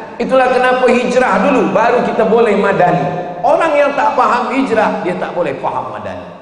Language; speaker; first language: Malay; native; Malay